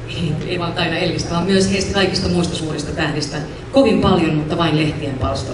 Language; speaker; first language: Finnish; native; Finnish